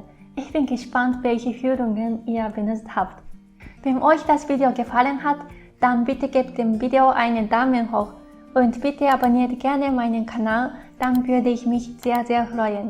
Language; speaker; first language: German; non-native, fluent; Japanese